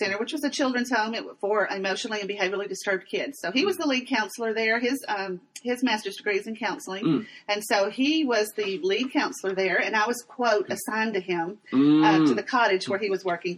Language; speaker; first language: English; native; English